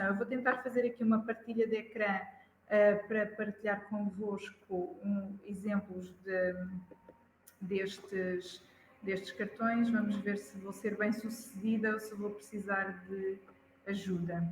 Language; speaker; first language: Portuguese; native; Portuguese